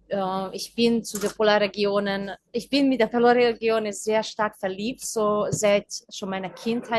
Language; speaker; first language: German; non-native, fluent; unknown